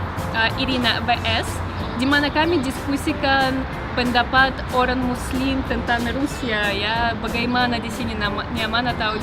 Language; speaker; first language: Indonesian; non-native, learner; Russian